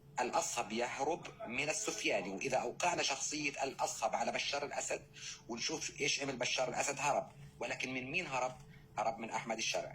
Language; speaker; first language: Arabic; native; Arabic